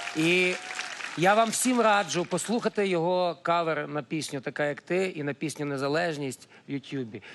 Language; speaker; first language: Ukrainian; native; Ukrainian